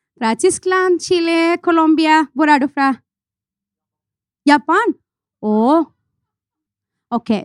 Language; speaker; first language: Norwegian; non-native, fluent; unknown